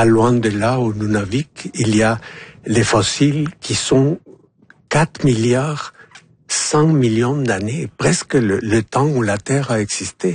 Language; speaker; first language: French; non-native, fluent; Spanish